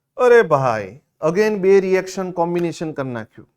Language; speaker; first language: Hindi; non-native, local second language; Gujarati